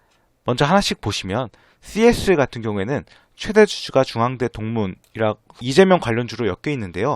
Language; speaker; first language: Korean; native; Korean